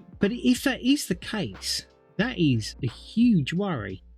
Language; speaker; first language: English; native; English